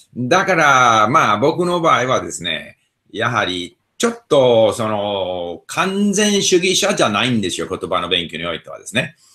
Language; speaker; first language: Japanese; non-native, fluent; English